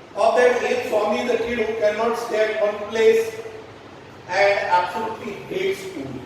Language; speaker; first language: English; non-native, local second language; Marathi